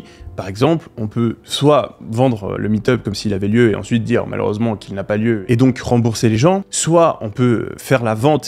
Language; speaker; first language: French; native; French